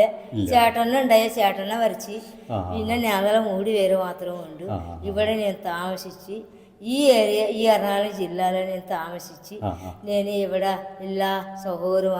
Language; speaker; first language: Malayalam; non-native, local second language; Telugu